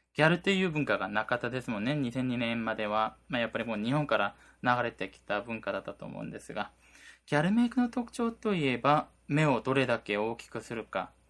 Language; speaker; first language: Japanese; non-native, fluent; Korean